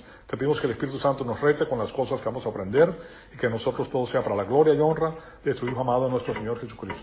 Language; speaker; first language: Spanish; native; Spanish